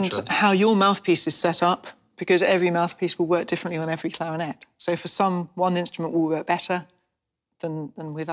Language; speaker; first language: English; native; English